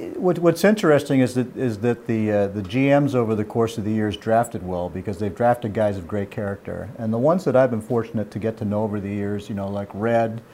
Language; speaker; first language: English; native; English